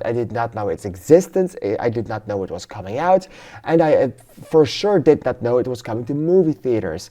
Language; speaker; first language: English; non-native, fluent; Dutch